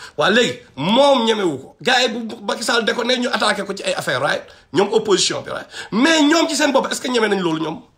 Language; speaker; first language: Wolof; non-native, local second language; Fula